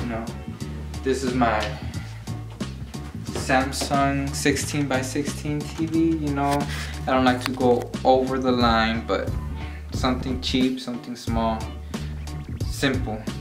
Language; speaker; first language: English; native; English